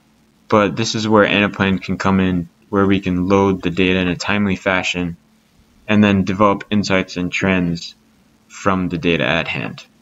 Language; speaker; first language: English; native; English